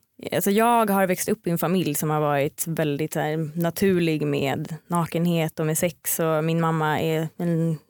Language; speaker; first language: Swedish; native; Swedish